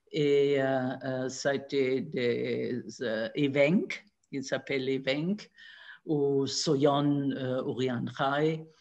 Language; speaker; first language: French; non-native, fluent; German